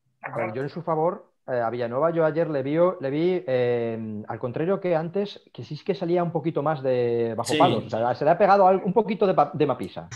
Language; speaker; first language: Spanish; native; Spanish